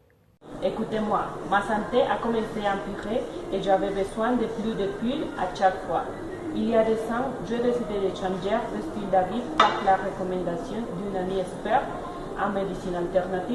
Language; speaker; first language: French; non-native, learner; Spanish